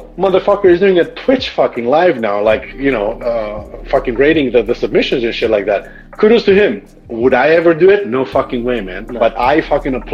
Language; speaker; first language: English; non-native, fluent; Greek